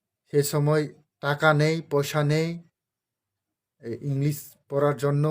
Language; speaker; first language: Bangla; non-native, local second language; Kok Borok